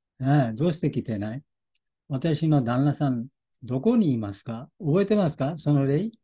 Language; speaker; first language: Japanese; non-native, fluent; Bangla